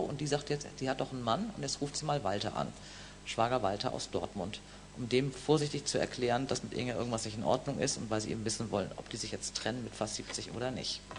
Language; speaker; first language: German; native; German